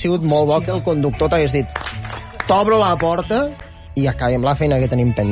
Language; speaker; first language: Catalan; native; Catalan